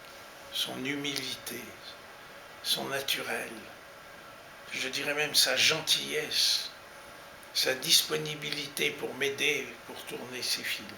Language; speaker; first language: French; native; French